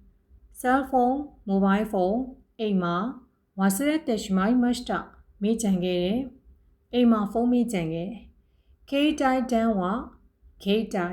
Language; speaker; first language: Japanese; non-native, fluent; Burmese